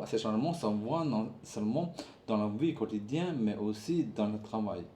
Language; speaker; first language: French; non-native, learner; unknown